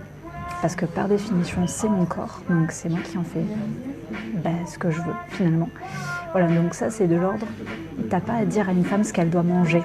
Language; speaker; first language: French; native; French